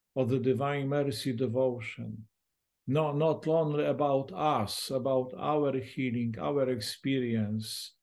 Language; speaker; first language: English; non-native, fluent; Polish